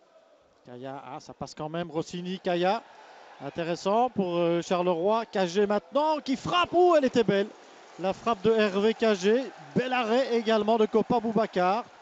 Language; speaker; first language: French; native; French